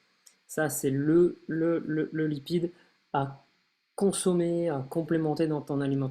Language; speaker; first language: French; native; French